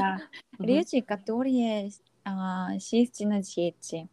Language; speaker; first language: Russian; non-native, learner; Korean